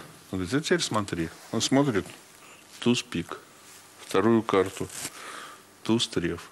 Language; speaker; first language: Russian; native; Russian